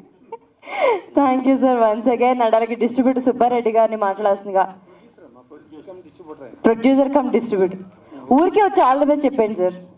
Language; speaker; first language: Telugu; native; Telugu